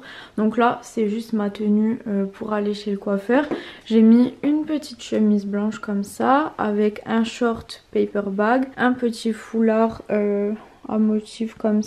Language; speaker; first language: French; native; French